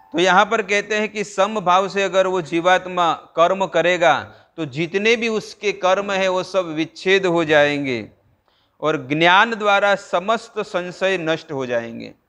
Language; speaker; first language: Hindi; non-native, local second language; Gujarati